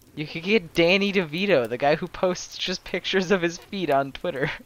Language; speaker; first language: English; native; English